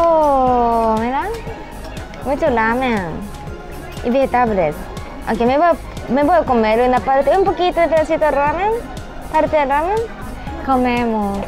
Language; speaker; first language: Spanish; non-native, learner; Japanese